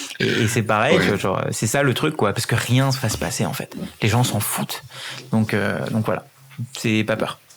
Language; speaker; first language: French; early bilingual, other home language; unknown